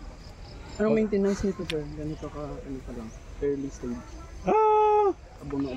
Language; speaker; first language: Filipino; non-native, local second language; Cebuano